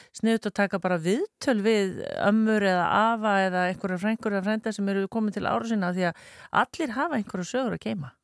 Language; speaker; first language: Icelandic; native; Icelandic